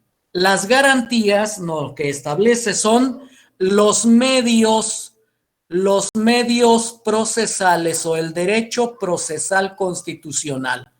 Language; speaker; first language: Spanish; native; Spanish